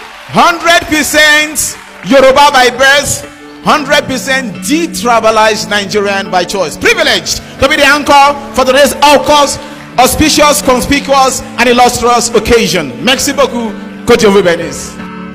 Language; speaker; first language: English; non-native, local second language; Yoruba